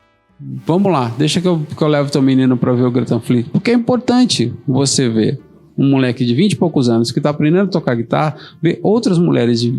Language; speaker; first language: Portuguese; native; Portuguese